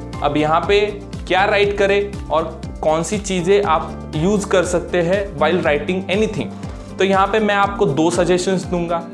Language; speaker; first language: Hindi; non-native, local second language; Marathi